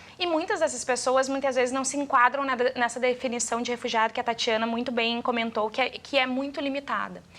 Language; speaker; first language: Portuguese; native; Portuguese